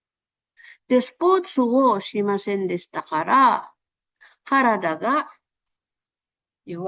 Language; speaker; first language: Japanese; non-native, fluent; Filipino